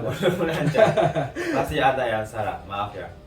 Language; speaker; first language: Indonesian; non-native, learner; Japanese